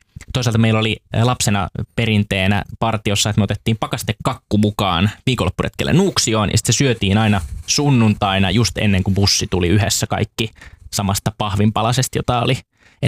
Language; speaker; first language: Finnish; native; Finnish